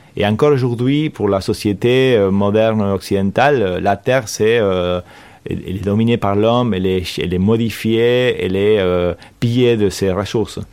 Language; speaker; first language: French; non-native, fluent; Spanish